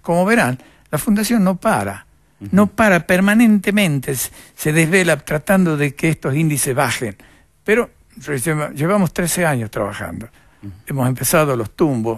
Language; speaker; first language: Spanish; native; Spanish